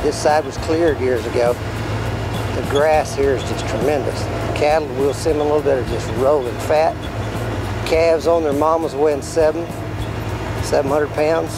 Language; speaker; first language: English; native; English